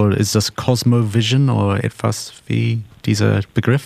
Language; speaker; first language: German; non-native, learner; English